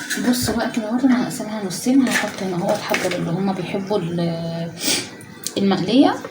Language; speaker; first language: Arabic; native; Arabic